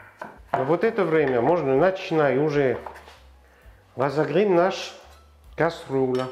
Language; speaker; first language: Russian; non-native, learner; French